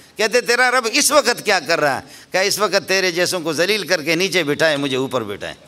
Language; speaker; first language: Urdu; non-native, local second language; Baluchi